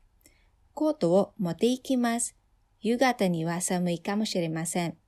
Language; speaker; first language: Japanese; non-native, fluent; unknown